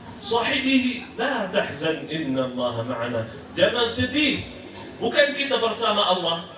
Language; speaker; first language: Malay; non-native, fluent; Arabic